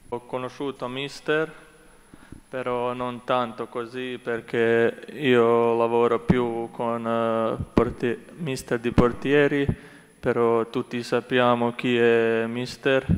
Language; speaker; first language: Italian; non-native, learner; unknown